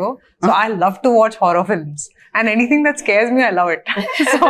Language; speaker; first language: Telugu; non-native, fluent; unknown